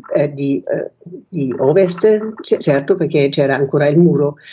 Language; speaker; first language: Italian; non-native, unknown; German